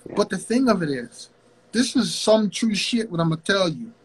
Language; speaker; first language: English; native; English